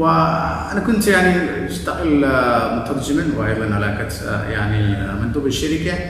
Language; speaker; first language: Arabic; non-native, fluent; Malayalam